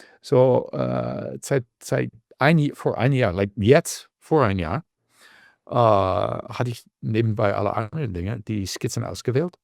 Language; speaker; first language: German; non-native, learner; English